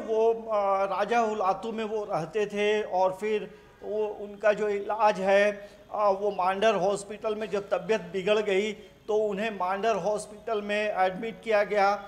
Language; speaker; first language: Hindi; native; Hindi